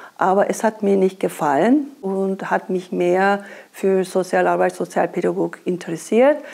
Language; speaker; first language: German; non-native, fluent; Turkish